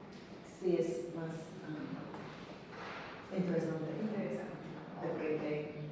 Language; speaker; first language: Spanish; non-native, learner; English